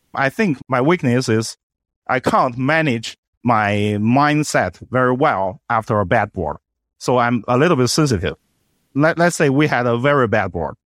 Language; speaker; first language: English; non-native, fluent; Chinese